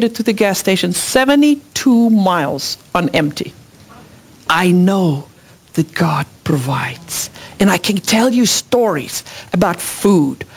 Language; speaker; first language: English; non-native, local second language; Afrikaans